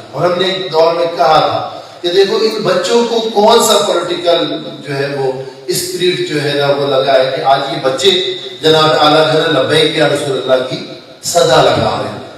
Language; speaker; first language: Urdu; non-native, local second language; Sindhi